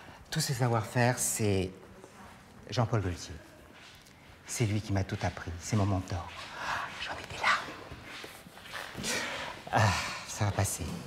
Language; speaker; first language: French; native; French